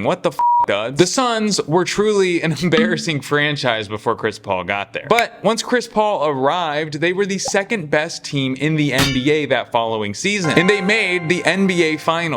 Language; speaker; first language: English; native; English